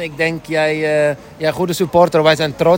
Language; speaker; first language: Dutch; non-native, learner; Italian